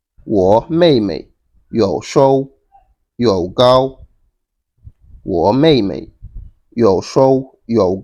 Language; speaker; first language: Chinese; non-native, fluent; Wolof